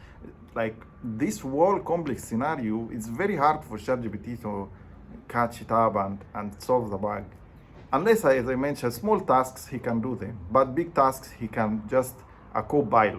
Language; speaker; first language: English; non-native, fluent; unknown